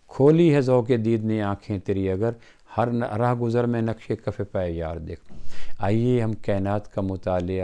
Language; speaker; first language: Urdu; native; Urdu